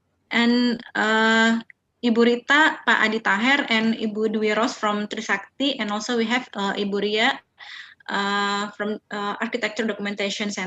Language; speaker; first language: English; non-native, fluent; Indonesian